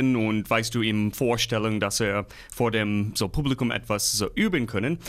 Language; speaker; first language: German; non-native, fluent; English